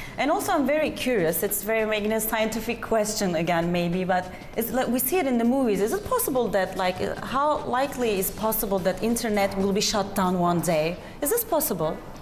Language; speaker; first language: English; non-native, fluent; Turkish